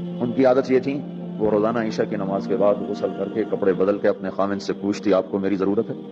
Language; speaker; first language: Urdu; non-native, local second language; Punjabi